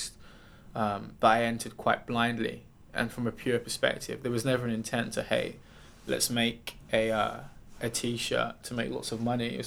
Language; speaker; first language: English; native; English